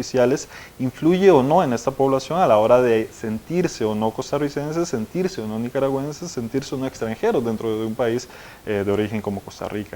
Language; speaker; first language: Spanish; native; Spanish